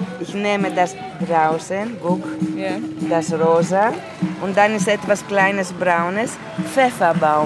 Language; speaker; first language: German; non-native, fluent; Greek